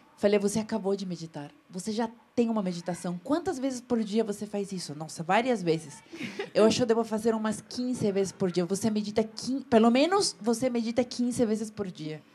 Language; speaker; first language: Portuguese; non-native, fluent; Spanish